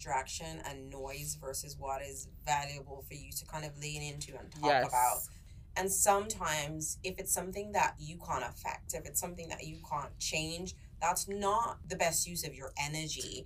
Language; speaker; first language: English; native; English